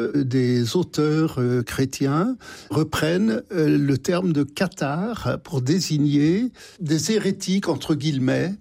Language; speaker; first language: French; native; French